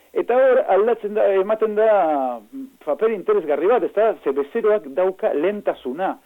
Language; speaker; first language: Basque; non-native, fluent; Spanish